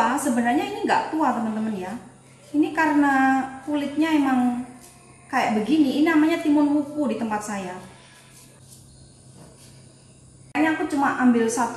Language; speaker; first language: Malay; non-native, local second language; Javanese